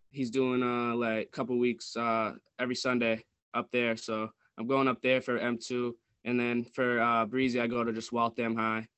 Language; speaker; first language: English; native; English